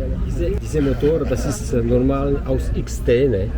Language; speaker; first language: German; non-native, learner; Czech